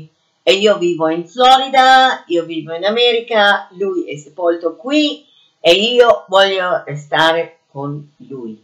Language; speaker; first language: Italian; non-native, fluent; English